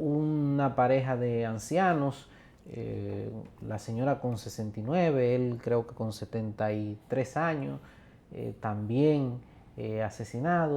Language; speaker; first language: Spanish; native; Spanish